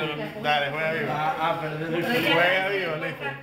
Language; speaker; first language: Spanish; native; Spanish